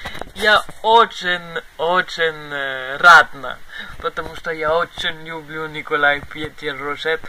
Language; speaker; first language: Russian; non-native, learner; Spanish